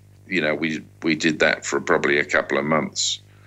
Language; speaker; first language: English; native; English